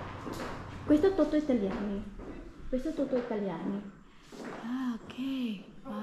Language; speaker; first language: Italian; non-native, learner; Filipino